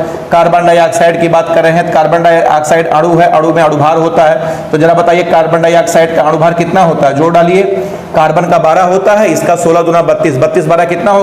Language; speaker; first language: Hindi; native; Hindi